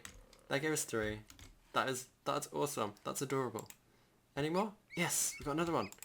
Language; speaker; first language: English; native; English